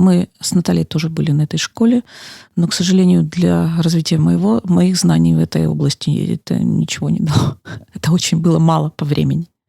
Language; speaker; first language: Russian; native; Russian